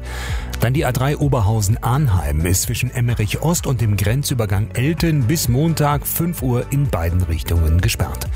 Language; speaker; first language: German; native; German